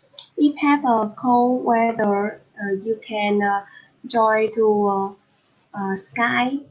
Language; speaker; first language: English; non-native, learner; Vietnamese